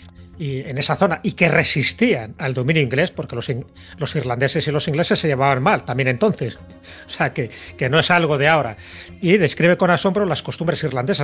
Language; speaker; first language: Spanish; native; Spanish